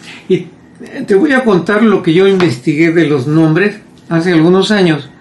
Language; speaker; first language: Spanish; native; Spanish